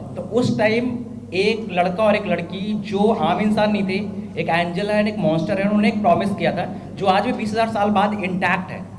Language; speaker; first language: Hindi; native; Hindi